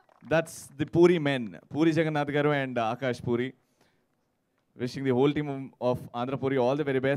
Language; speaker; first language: English; non-native, local second language; Telugu